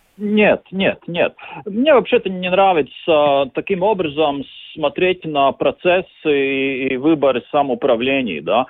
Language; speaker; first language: Russian; non-native, local second language; Latvian